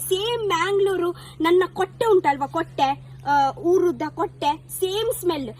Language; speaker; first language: Kannada; non-native, local second language; Tulu